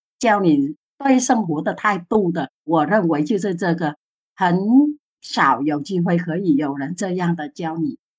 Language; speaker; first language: Chinese; non-native, fluent; Vietnamese